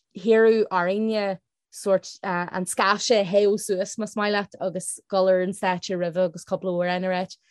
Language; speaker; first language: Irish; non-native, local second language; English